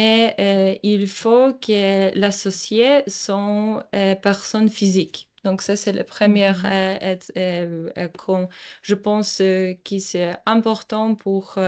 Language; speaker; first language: French; non-native, learner; Polish